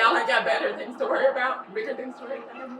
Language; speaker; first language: English; native; English